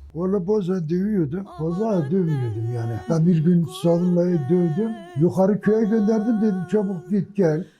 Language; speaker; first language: Turkish; non-native, local second language; Kurdish